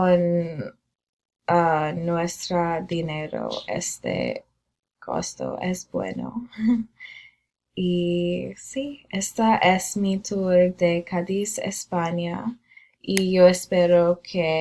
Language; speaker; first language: Spanish; non-native, learner; English